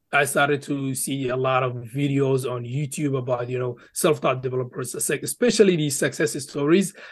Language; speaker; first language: English; early bilingual, other home language; Arabic